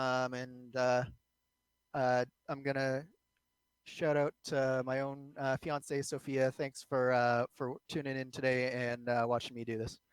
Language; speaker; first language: English; native; English